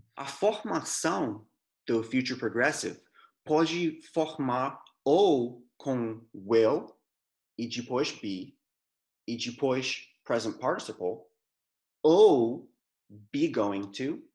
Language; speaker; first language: Portuguese; non-native, fluent; English